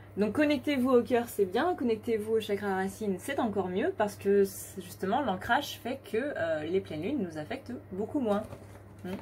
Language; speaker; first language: French; native; French